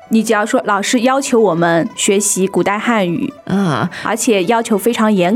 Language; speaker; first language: Chinese; native; Chinese